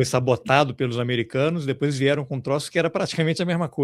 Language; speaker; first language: Portuguese; native; Portuguese